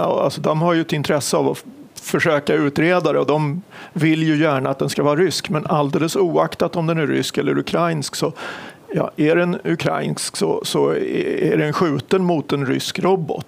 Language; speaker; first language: Swedish; native; Swedish